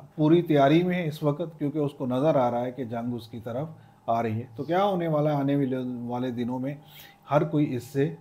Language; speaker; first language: Urdu; non-native, local second language; Punjabi